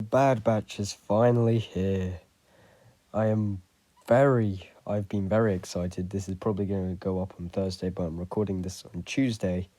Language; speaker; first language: English; native; English